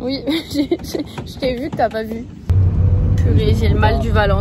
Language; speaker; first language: French; native; French